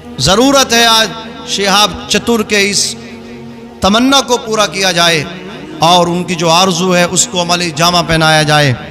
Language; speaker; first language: Urdu; native; Urdu